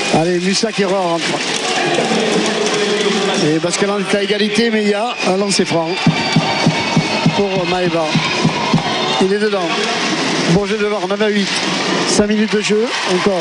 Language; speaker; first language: French; native; French